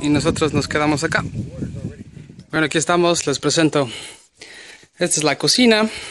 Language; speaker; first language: Spanish; native; Spanish